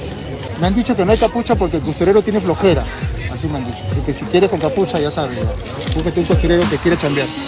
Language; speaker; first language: Spanish; native; Spanish